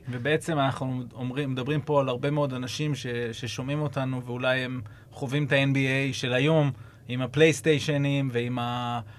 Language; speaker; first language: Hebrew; early bilingual, other home language; English